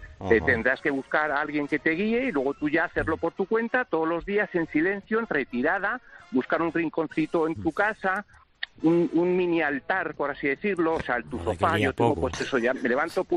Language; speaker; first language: Spanish; native; Spanish